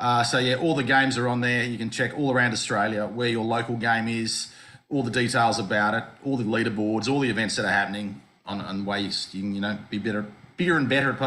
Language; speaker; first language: English; native; English